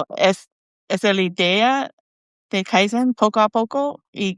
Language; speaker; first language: Spanish; non-native, learner; English